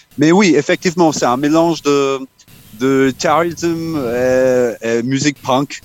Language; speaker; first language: French; non-native, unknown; English